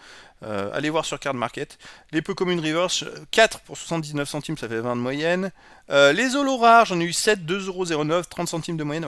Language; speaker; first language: French; native; French